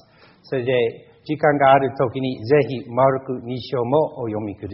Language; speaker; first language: Japanese; non-native, fluent; English